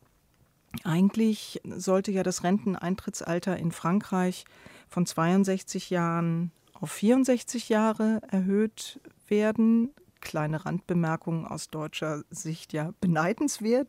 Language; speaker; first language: German; native; German